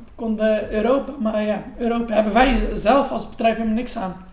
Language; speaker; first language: Dutch; native; Dutch